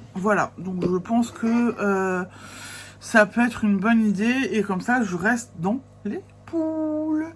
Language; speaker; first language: French; native; French